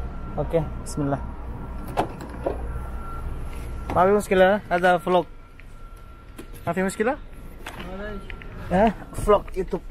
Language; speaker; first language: Arabic; non-native, learner; Indonesian